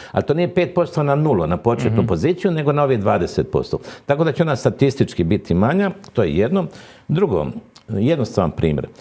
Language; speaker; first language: Croatian; native; Croatian